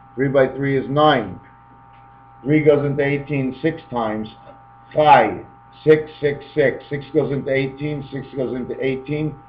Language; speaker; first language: English; native; English